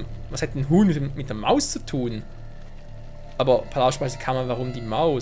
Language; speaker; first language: German; native; German